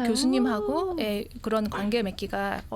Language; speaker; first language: Korean; native; Korean